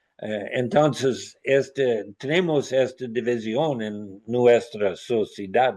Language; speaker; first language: Spanish; non-native, learner; English